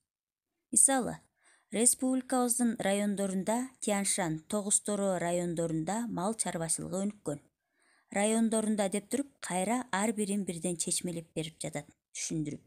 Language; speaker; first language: Kyrgyz; native; Kyrgyz